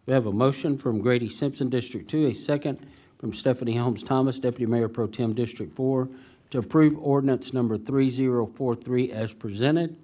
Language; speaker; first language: English; native; English